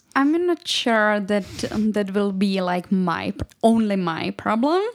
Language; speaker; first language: English; non-native, learner; Czech